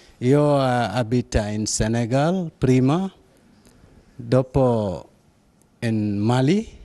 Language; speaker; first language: Italian; non-native, learner; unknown